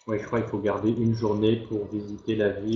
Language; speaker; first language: French; native; French